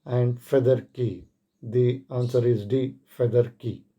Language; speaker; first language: English; non-native, local second language; Kannada